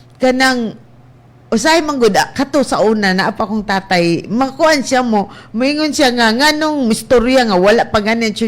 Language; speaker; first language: Cebuano; non-native, local second language; Hiligaynon